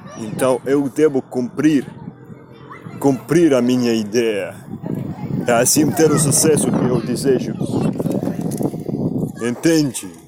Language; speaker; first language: Portuguese; non-native, learner; Spanish